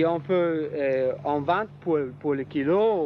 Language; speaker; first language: French; non-native, learner; Danish